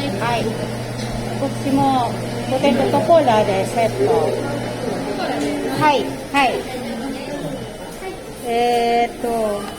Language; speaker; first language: Japanese; non-native, fluent; Filipino